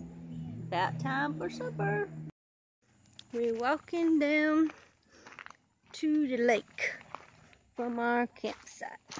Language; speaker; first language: English; native; English